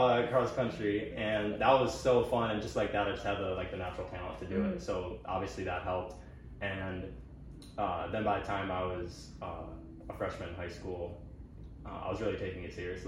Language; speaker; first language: English; native; English